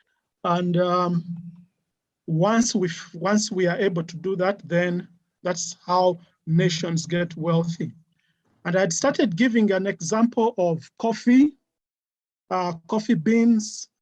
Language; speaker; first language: English; non-native, local second language; Ganda